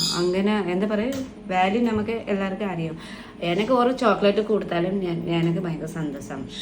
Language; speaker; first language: Malayalam; non-native, learner; Nepali